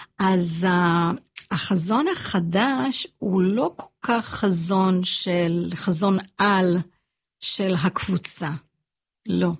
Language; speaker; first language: Hebrew; early bilingual, other home language; English